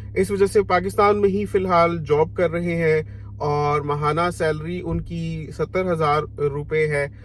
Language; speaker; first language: Urdu; non-native, local second language; Punjabi